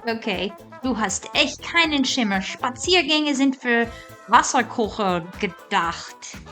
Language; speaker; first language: German; non-native, fluent; English